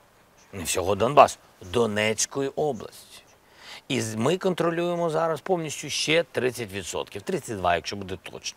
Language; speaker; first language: Ukrainian; non-native, local second language; Russian